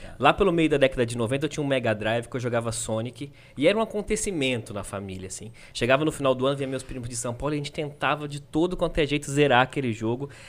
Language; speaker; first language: Portuguese; native; Portuguese